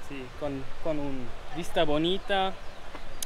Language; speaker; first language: Spanish; non-native, learner; German